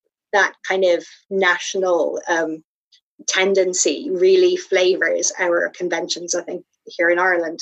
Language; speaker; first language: English; native; English